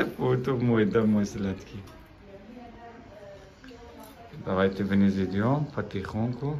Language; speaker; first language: Russian; non-native, learner; Turkish